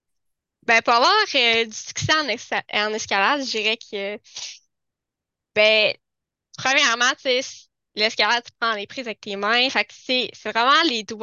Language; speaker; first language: French; native; French